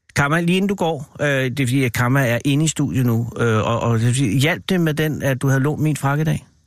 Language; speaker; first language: Danish; native; Danish